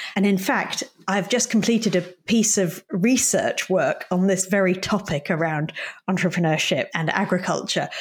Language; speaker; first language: English; native; English